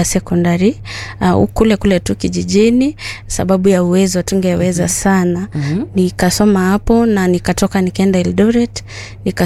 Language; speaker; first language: Swahili; non-native, local second language; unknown